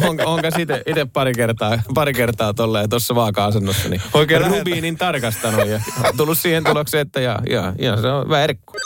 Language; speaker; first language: Finnish; native; Finnish